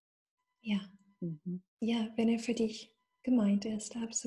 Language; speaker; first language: German; non-native, fluent; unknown